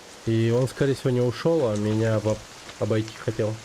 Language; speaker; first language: Russian; native; Russian